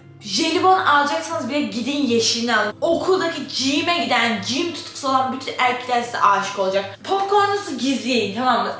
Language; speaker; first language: Turkish; native; Turkish